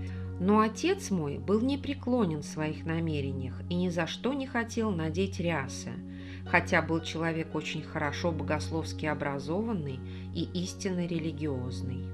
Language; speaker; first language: Russian; native; Russian